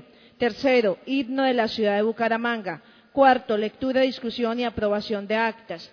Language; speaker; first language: Spanish; native; Spanish